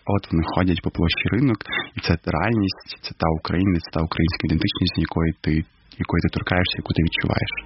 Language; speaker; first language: Ukrainian; non-native, local second language; Crimean Tatar